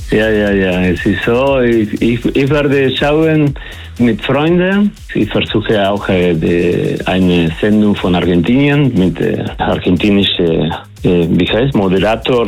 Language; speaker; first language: German; non-native, learner; Spanish